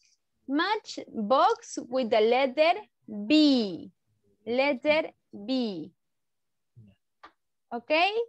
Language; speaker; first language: English; non-native, learner; Spanish